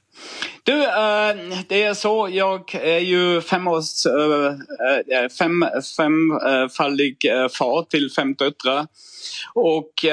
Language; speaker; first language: Swedish; non-native, fluent; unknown